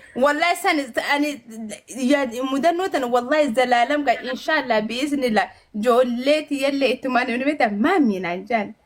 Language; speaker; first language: Oromo; early bilingual, heritage; Oromo